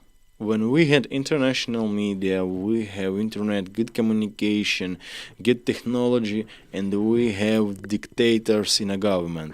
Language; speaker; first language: English; non-native, learner; Ukrainian